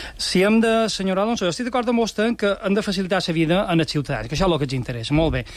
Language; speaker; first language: Catalan; native; Catalan